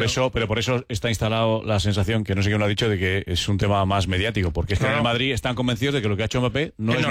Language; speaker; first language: Spanish; native; Spanish